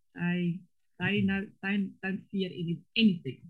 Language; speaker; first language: English; non-native, local second language; Afrikaans